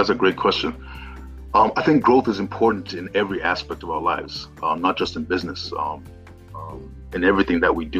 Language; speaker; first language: English; non-native, local second language; Shona